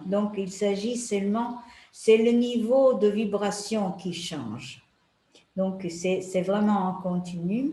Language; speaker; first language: French; non-native, fluent; Italian